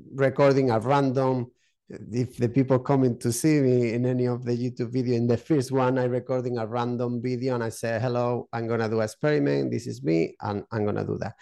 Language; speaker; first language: English; non-native, learner; Spanish